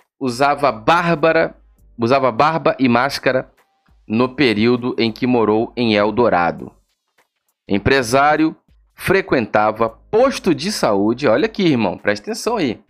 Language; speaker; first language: Portuguese; native; Portuguese